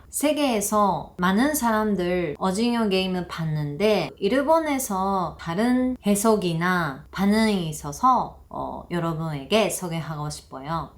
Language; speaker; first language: Korean; non-native, learner; Japanese